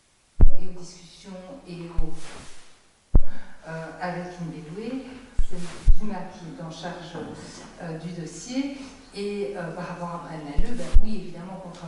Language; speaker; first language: French; native; French